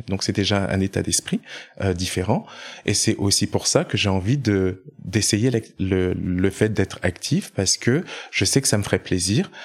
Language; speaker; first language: French; native; French